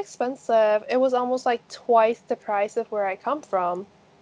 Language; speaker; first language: English; non-native, local second language; Cantonese